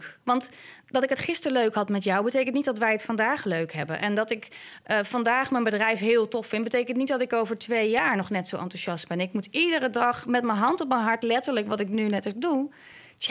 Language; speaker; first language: Dutch; native; Dutch